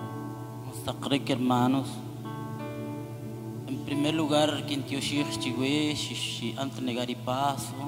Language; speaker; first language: Spanish; non-native, local second language; Kʼicheʼ